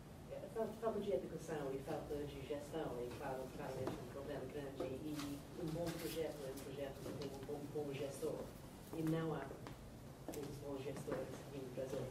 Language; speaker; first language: Portuguese; non-native, learner; English